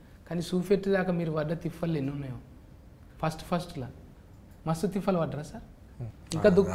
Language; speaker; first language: Telugu; native; Telugu